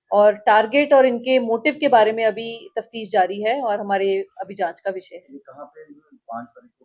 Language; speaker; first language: Hindi; non-native, local second language; Punjabi